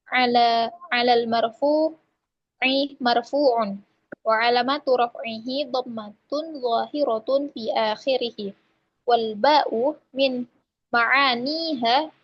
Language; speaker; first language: Arabic; non-native, learner; Indonesian